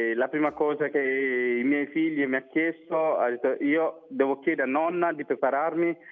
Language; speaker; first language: Italian; non-native, fluent; Morisyen